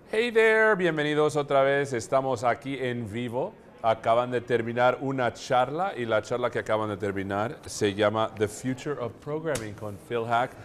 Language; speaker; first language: Spanish; early bilingual, heritage; Spanish